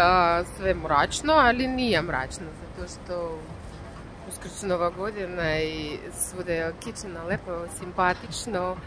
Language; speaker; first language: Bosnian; non-native, learner; Russian